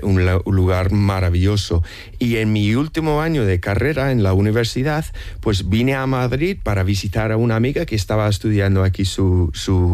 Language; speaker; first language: Spanish; non-native, fluent; English